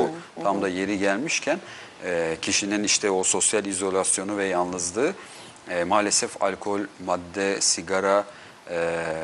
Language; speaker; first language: Turkish; native; Turkish